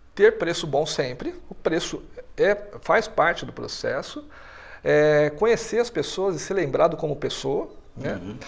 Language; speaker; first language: Portuguese; native; Portuguese